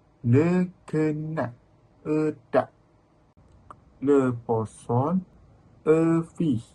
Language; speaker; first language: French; non-native, learner; Malay